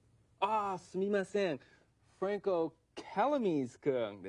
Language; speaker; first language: Japanese; non-native, fluent; English